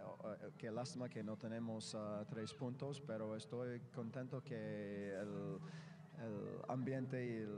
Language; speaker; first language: Spanish; non-native, learner; English